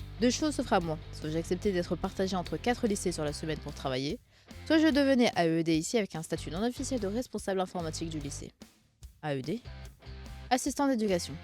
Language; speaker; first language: French; native; French